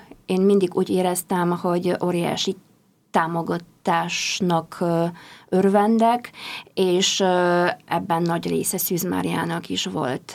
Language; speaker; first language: Hungarian; non-native, fluent; Polish